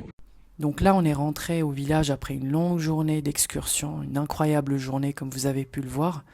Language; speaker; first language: French; native; French